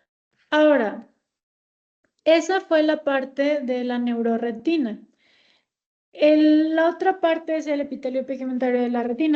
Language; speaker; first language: Spanish; native; Spanish